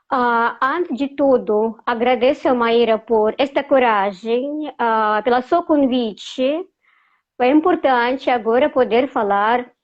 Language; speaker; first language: Portuguese; non-native, fluent; Russian